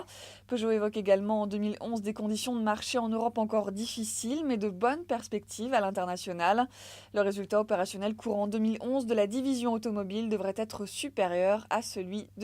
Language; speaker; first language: French; native; French